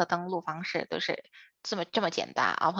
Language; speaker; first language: Chinese; non-native, fluent; Indonesian